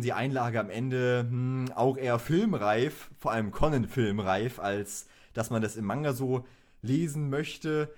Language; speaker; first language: German; native; German